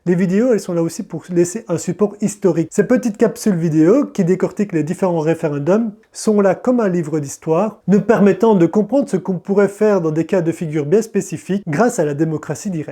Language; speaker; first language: French; native; French